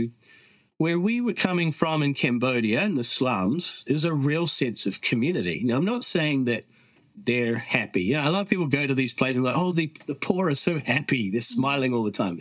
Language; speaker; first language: English; native; English